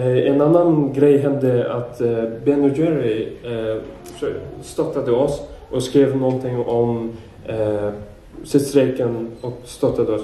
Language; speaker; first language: Swedish; non-native, fluent; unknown